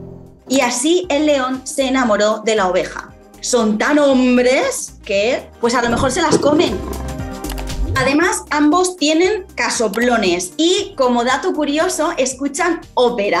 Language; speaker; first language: Spanish; native; Spanish